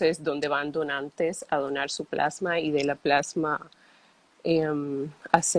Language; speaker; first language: Spanish; early bilingual, heritage; Spanish